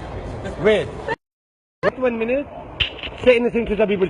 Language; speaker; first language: English; non-native, learner; Arabic